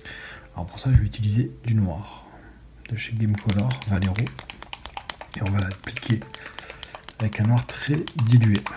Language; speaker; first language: French; native; French